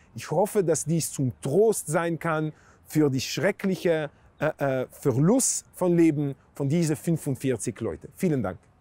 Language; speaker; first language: German; non-native, fluent; Hebrew